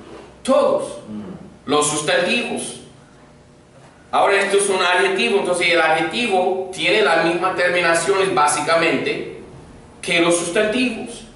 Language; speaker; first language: Spanish; non-native, fluent; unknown